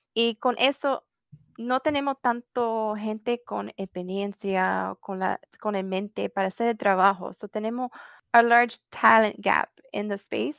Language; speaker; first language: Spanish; early bilingual, heritage; Spanish